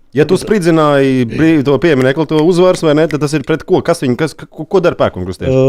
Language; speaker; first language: Latvian; native; Latvian